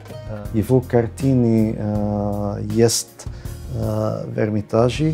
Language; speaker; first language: Russian; non-native, fluent; Arabic